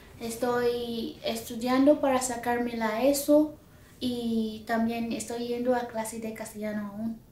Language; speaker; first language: Spanish; non-native, learner; Yoruba